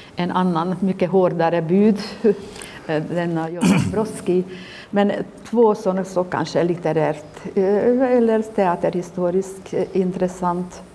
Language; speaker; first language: Swedish; non-native, fluent; Hungarian